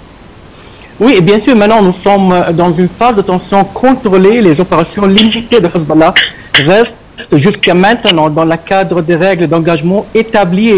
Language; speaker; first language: French; non-native, fluent; Arabic